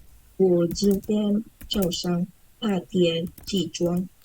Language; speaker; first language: Chinese; non-native, learner; Indonesian